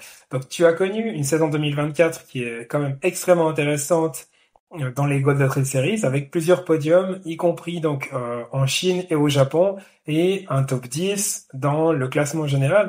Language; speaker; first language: French; native; French